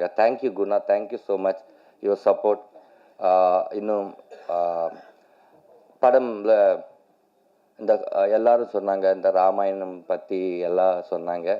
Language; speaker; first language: Tamil; non-native, learner; Telugu